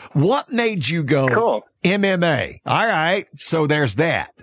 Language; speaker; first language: English; native; English